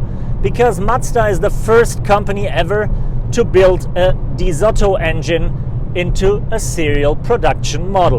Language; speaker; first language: English; non-native, fluent; German